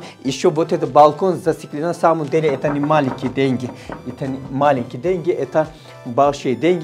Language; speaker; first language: Russian; non-native, fluent; Turkish